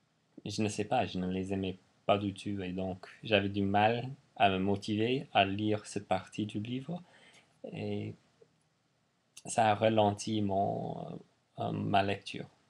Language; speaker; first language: French; non-native, fluent; English